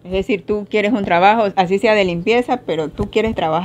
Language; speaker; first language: Spanish; native; Spanish